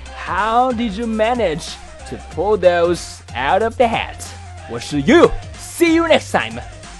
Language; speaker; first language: English; non-native, fluent; Chinese